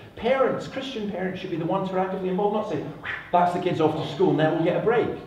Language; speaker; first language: English; native; English